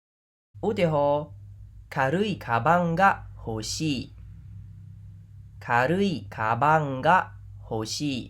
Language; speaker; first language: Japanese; non-native, fluent; Khmer